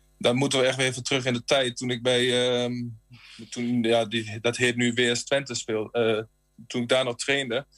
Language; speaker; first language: Dutch; native; Dutch